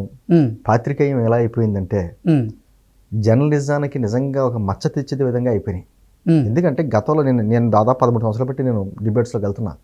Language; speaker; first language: Telugu; native; Telugu